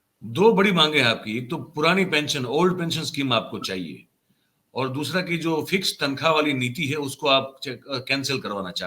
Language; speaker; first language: Hindi; non-native, local second language; Gujarati